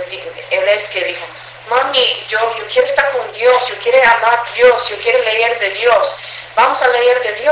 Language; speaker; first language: Spanish; early bilingual, heritage; English